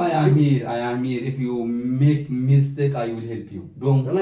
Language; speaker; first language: English; non-native, learner; Oromo